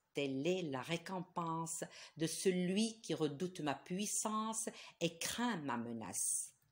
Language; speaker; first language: French; non-native, local second language; Arabic